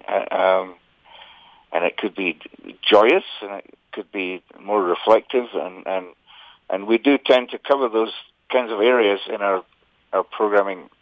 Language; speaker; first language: English; native; English